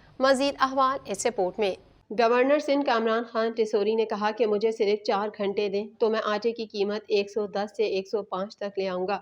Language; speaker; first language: Urdu; native; Urdu